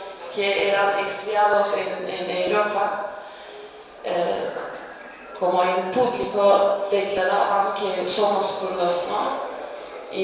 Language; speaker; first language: Spanish; non-native, fluent; Kurdish